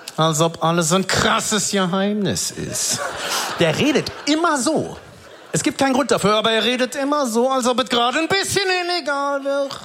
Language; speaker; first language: German; native; German